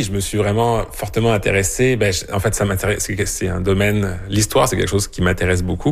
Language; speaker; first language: French; native; French